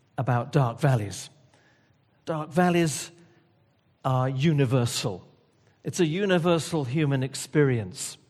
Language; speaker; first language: English; native; English